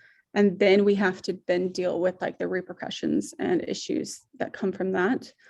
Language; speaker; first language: English; native; English